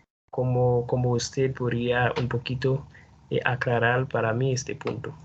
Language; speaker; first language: Spanish; non-native, fluent; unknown